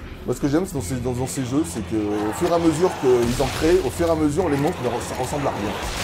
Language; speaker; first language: French; native; French